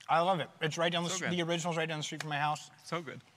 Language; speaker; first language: English; native; English